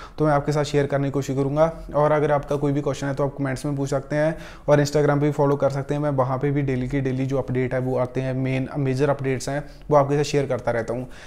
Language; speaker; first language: Hindi; non-native, local second language; Punjabi